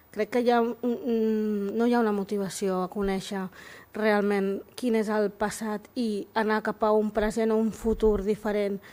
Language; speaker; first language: Catalan; native; Catalan